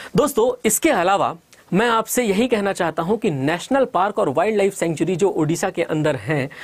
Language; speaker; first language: Hindi; native; Hindi